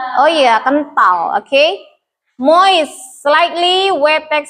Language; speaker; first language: English; non-native, learner; Indonesian